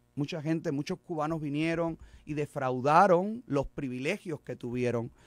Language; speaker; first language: Spanish; native; Spanish